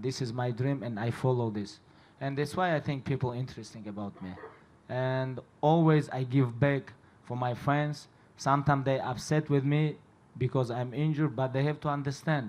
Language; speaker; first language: English; non-native, learner; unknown